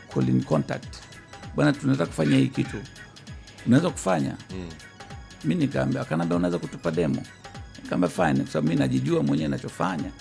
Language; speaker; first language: Swahili; native; Swahili